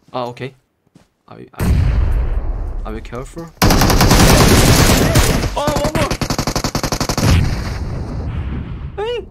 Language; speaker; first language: English; non-native, learner; Korean